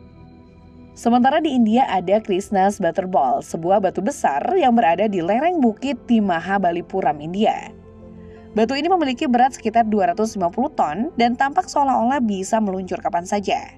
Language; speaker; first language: Indonesian; native; Indonesian